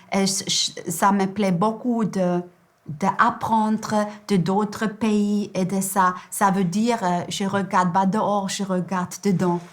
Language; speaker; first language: French; non-native, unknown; German